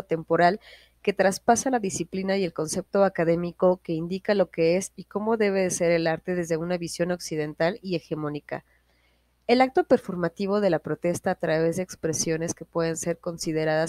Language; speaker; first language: Spanish; native; Spanish